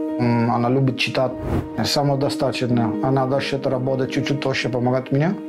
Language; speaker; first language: Russian; non-native, learner; Italian